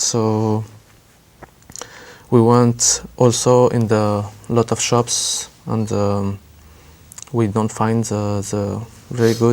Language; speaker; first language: English; non-native, learner; French